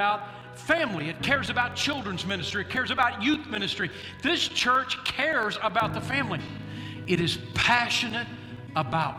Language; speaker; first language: English; native; English